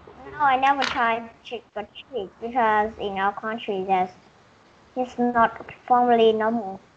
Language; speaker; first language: English; non-native, learner; Vietnamese